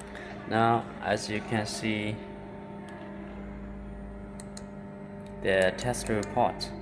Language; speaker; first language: English; non-native, learner; Chinese